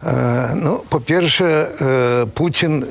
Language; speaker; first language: Polish; non-native, fluent; Russian